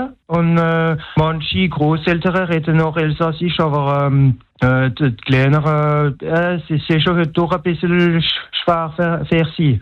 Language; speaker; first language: German; non-native, local second language; French